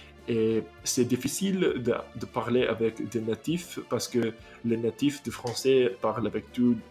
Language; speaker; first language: French; non-native, fluent; English